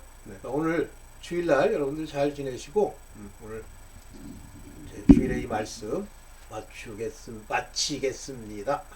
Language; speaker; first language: Korean; native; Korean